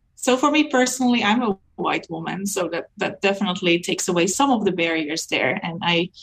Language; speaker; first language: English; non-native, fluent; Dutch